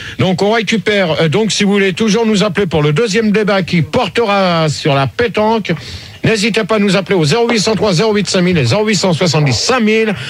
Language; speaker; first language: French; native; French